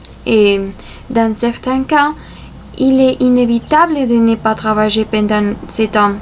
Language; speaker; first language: French; non-native, fluent; Spanish